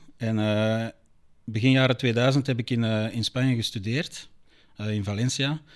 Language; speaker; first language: Dutch; native; Dutch